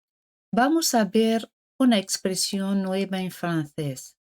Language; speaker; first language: Spanish; non-native, fluent; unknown